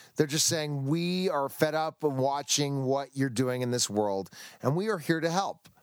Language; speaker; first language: English; native; English